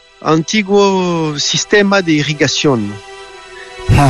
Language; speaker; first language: Spanish; non-native, learner; French